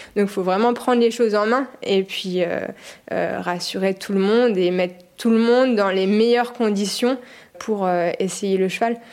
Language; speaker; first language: French; native; French